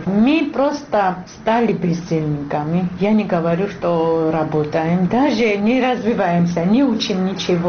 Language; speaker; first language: Russian; non-native, local second language; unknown